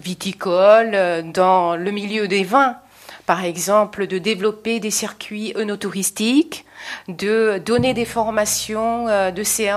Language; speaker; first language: French; non-native, fluent; Chinese